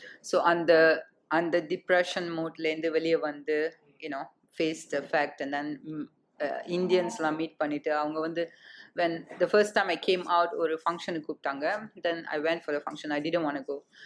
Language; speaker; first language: English; non-native, local second language; Tamil